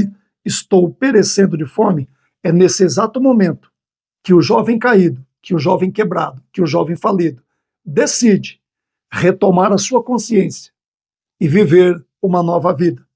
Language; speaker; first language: Portuguese; native; Portuguese